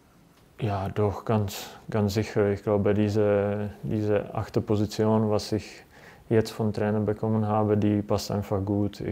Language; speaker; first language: German; non-native, fluent; Czech